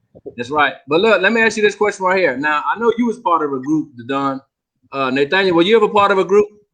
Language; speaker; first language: English; native; English